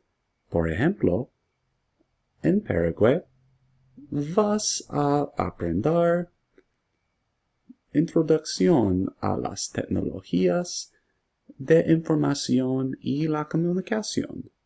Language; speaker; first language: Spanish; non-native, learner; English